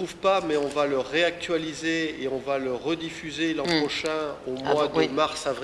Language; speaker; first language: French; native; French